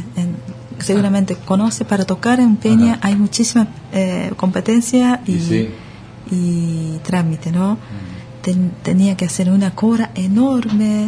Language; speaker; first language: Spanish; non-native, learner; Japanese